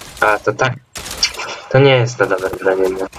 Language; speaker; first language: Polish; native; Polish